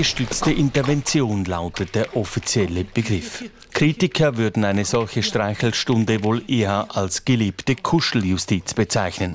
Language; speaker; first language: German; native; German